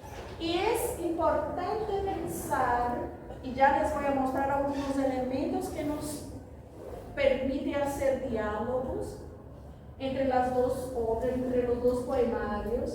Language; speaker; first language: Spanish; non-native, fluent; Portuguese